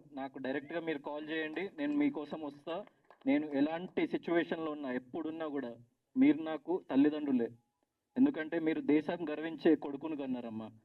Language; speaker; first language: Telugu; native; Telugu